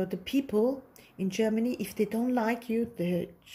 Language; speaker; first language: English; non-native, fluent; German